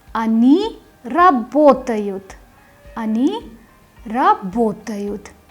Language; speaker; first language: Russian; non-native, fluent; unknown